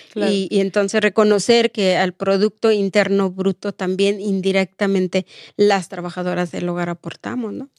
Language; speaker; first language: Spanish; non-native, local second language; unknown